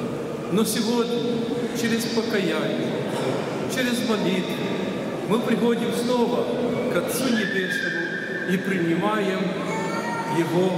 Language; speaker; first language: Russian; non-native, local second language; Ukrainian